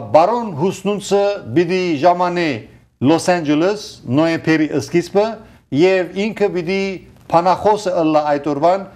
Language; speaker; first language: Armenian; early bilingual, heritage; Armenian